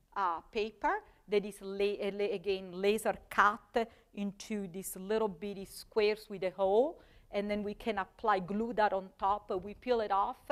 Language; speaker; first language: English; non-native, fluent; Italian